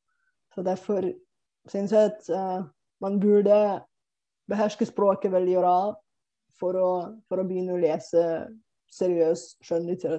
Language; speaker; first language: Norwegian; non-native, fluent; Bulgarian